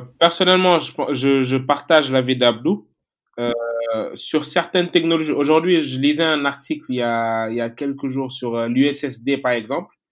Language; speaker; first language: French; non-native, local second language; Wolof